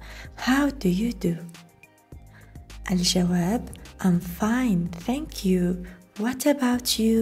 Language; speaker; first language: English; non-native, fluent; Arabic